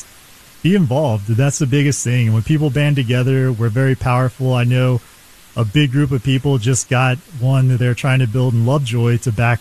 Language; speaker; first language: English; native; English